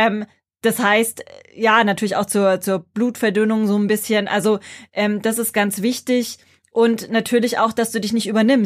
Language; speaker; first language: German; native; German